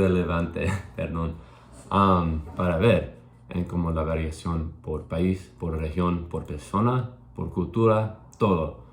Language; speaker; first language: Spanish; non-native, learner; English